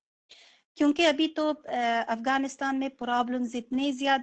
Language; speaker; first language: Hindi; non-native, local second language; Persian